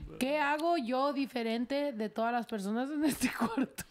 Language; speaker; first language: Spanish; early bilingual, heritage; Spanish